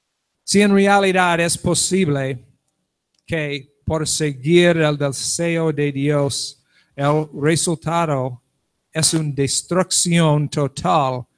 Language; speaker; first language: Spanish; non-native, learner; English